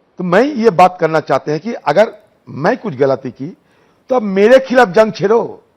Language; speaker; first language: Hindi; non-native, local second language; Bangla